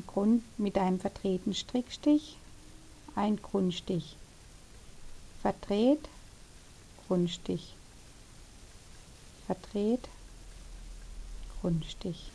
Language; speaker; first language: German; native; German